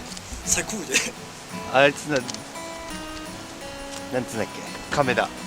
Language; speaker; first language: Japanese; native; Japanese